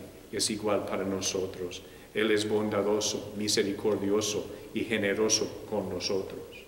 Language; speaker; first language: Spanish; non-native, fluent; English